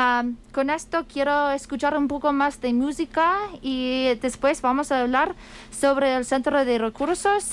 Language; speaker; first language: Spanish; non-native, fluent; English